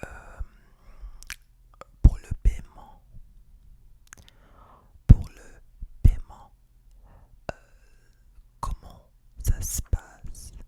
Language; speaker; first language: French; non-native, fluent; English